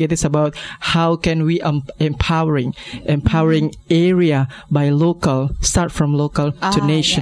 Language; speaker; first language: English; non-native, learner; Indonesian